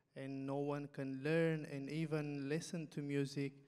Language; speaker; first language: English; non-native, fluent; Persian